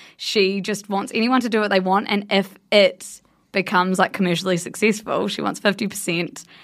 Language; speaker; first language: English; native; English